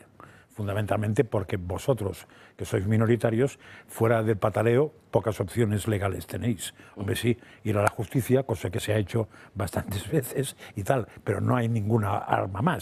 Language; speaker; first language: Spanish; native; Spanish